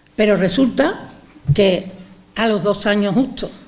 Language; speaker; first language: Spanish; native; Spanish